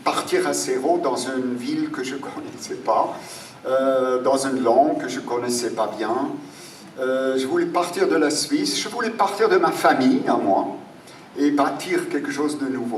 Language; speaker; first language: French; non-native, fluent; German